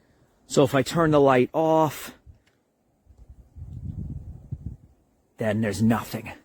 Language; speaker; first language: English; native; English